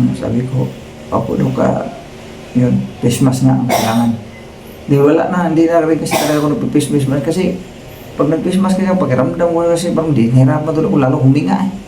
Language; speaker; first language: Filipino; non-native, local second language; Cebuano